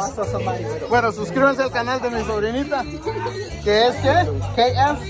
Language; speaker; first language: Spanish; native; Spanish